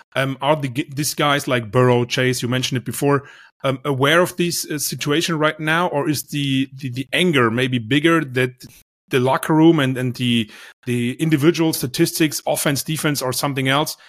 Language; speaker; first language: English; non-native, fluent; German